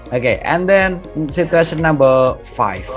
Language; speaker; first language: English; non-native, fluent; Indonesian